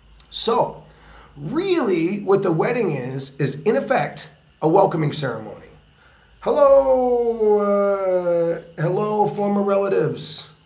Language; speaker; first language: English; native; English